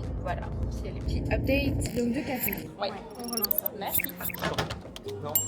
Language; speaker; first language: French; native; French